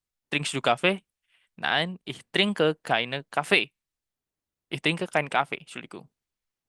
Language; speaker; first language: German; non-native, fluent; Indonesian